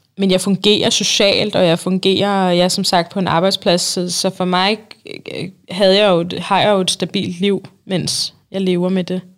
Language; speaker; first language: Danish; early bilingual, other home language; Arabic